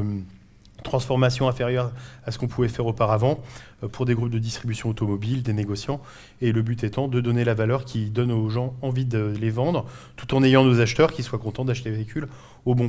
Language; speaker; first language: French; native; French